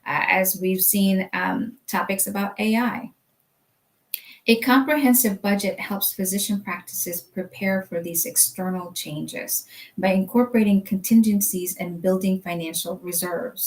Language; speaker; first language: English; native; English